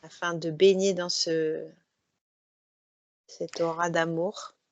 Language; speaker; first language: French; native; French